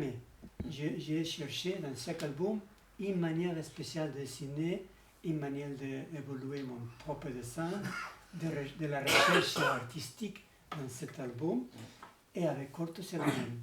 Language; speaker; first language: French; non-native, learner; Spanish